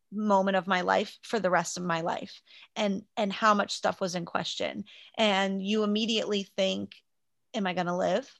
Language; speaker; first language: English; native; English